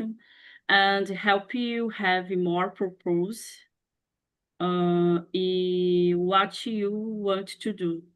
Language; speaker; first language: English; non-native, learner; Portuguese